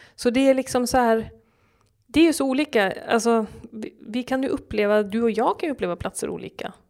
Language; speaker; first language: Swedish; early bilingual, other home language; Norwegian